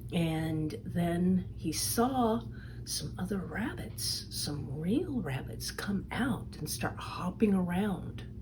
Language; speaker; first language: English; native; English